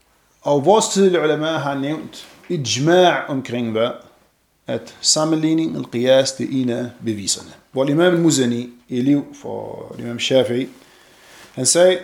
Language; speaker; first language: Danish; non-native, fluent; Arabic